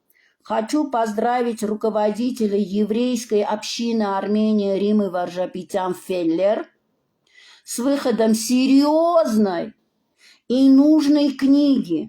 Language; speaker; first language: Russian; non-native, local second language; Armenian